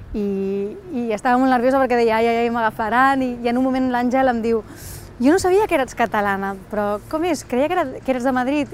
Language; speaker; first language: Catalan; non-native, local second language; Spanish